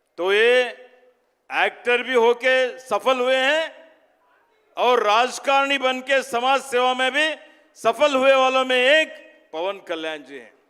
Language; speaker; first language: Hindi; non-native, local second language; Kannada